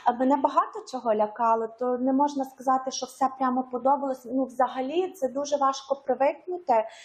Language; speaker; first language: Ukrainian; native; Ukrainian